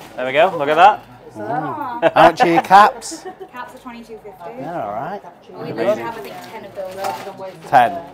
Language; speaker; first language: English; native; English